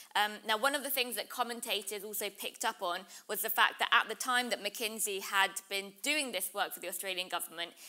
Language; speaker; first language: English; native; English